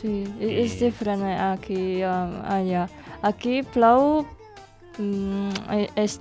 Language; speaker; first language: Catalan; non-native, learner; Indonesian